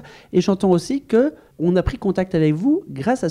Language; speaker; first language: French; native; French